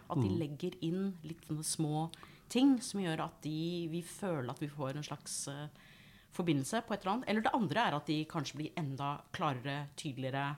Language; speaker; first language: Norwegian; non-native, fluent; English